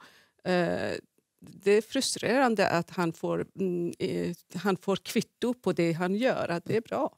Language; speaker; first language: Swedish; non-native, fluent; Persian